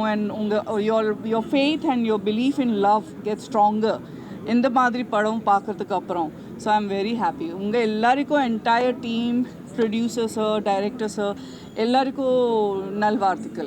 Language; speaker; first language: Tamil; non-native, fluent; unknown